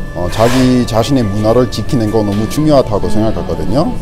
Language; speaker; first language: Korean; non-native, fluent; English